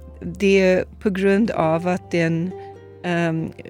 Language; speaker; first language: Swedish; non-native, fluent; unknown